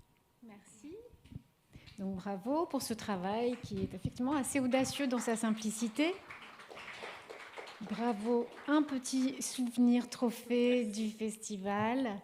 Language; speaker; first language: French; native; French